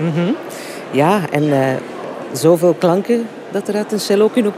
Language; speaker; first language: Dutch; native; Dutch